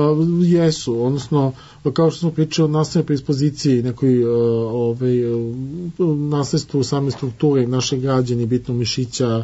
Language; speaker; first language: Serbian; native; Serbian